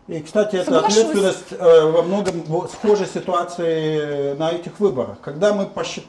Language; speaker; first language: Russian; native; Russian